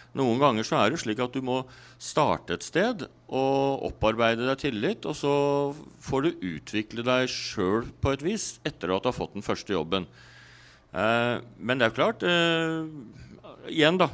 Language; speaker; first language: Norwegian; native; Norwegian